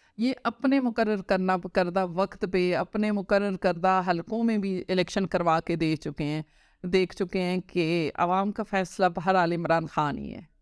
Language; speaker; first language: Urdu; non-native, local second language; Punjabi